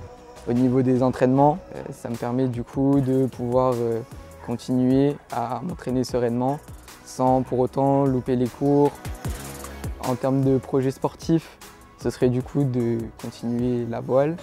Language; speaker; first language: French; native; French